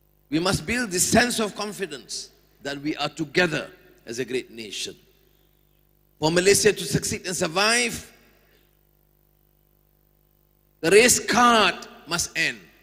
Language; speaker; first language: English; non-native, local second language; Malay